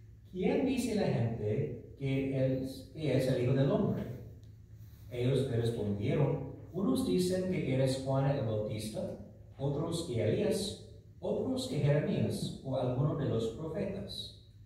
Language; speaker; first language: Spanish; non-native, fluent; English